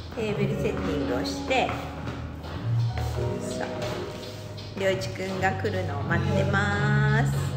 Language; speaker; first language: Japanese; native; Japanese